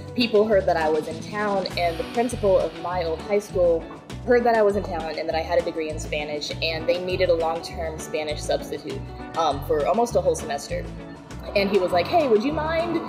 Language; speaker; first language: English; native; English